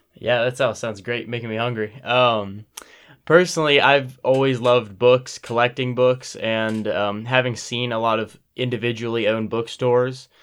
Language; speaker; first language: English; native; English